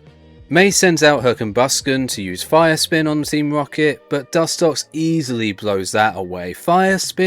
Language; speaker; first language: English; native; English